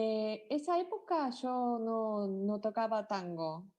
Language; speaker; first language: Spanish; non-native, learner; Japanese